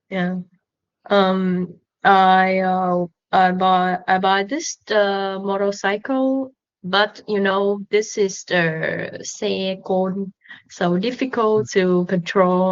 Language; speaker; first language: English; non-native, learner; Vietnamese